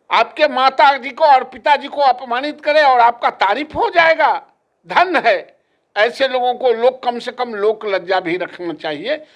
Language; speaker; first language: Hindi; native; Hindi